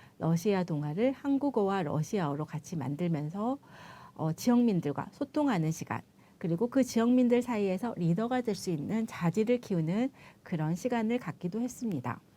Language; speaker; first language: Korean; native; Korean